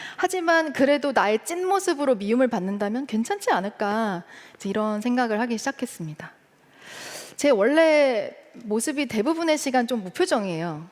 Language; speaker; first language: Korean; early bilingual, heritage; Korean